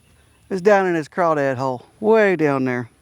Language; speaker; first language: English; native; English